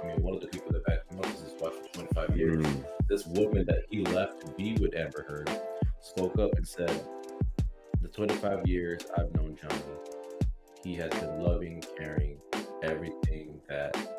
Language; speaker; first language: English; native; English